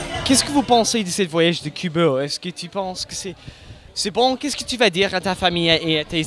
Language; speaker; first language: French; non-native, local second language; English